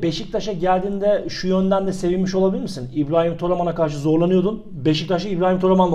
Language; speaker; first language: Turkish; native; Turkish